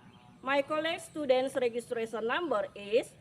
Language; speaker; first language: English; non-native, learner; Indonesian